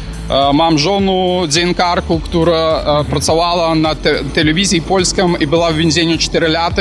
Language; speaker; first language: Polish; non-native, learner; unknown